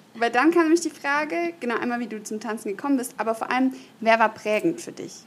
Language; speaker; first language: German; native; German